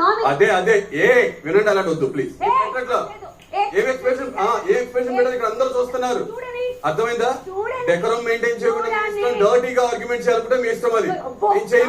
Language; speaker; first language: Telugu; native; Telugu